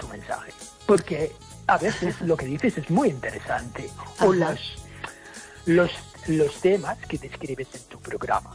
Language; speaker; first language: Spanish; non-native, fluent; English